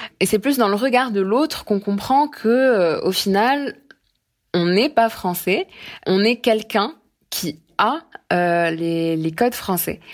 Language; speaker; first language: French; non-native, local second language; Arabic